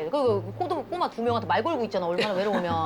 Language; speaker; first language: Korean; native; Korean